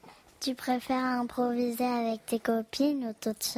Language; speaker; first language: French; native; French